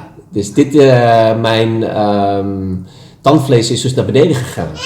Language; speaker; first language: Dutch; non-native, fluent; Indonesian